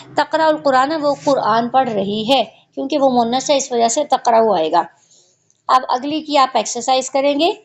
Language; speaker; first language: Urdu; native; Urdu